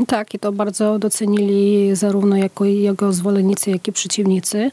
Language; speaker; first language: Polish; non-native, fluent; Ukrainian